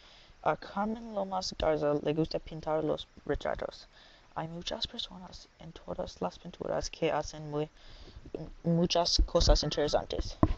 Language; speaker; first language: Spanish; non-native, learner; English